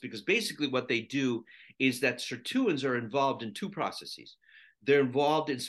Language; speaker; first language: English; non-native, local second language; Sinhala